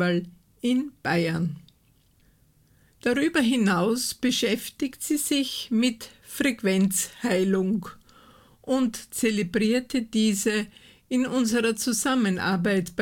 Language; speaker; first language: German; native; German